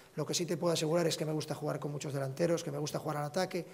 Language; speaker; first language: Spanish; native; Spanish